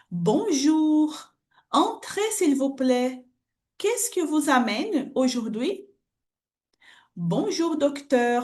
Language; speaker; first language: French; non-native, fluent; Portuguese